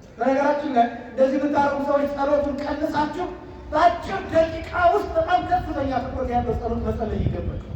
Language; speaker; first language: Amharic; native; Amharic